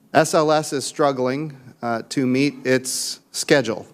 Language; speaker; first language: English; native; English